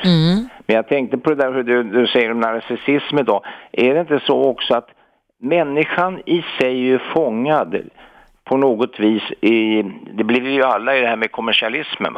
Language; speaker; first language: Swedish; native; Swedish